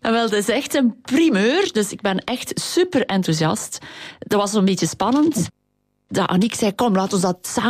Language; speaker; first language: Dutch; native; Dutch